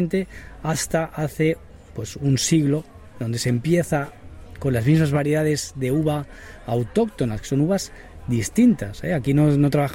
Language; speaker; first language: Spanish; native; Spanish